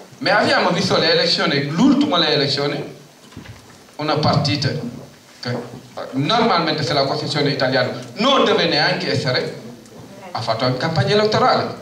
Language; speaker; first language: Italian; non-native, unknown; Wolof